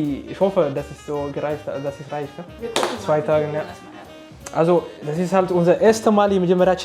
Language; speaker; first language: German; early bilingual, other home language; Amharic